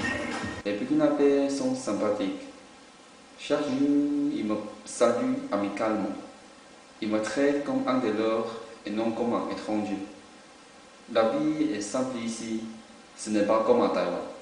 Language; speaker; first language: French; non-native, learner; Chinese